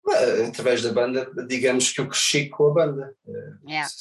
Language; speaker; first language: Portuguese; early bilingual, other home language; English